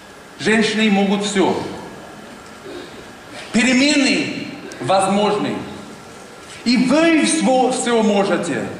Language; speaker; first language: Russian; non-native, learner; Swedish